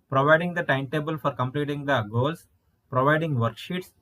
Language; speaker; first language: English; non-native, local second language; Telugu